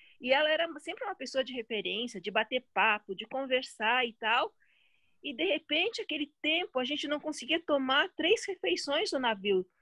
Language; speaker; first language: Portuguese; early bilingual, other home language; Chinese